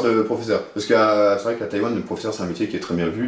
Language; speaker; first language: French; native; French